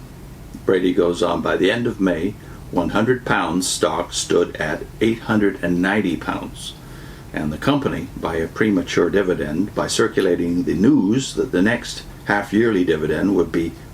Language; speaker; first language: English; native; English